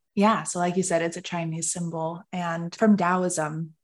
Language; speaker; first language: English; native; English